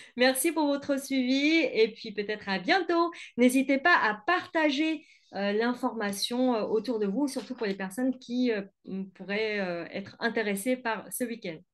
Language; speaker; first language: French; non-native, fluent; Vietnamese